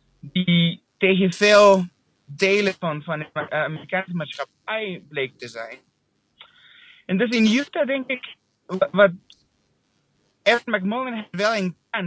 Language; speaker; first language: Dutch; non-native, fluent; English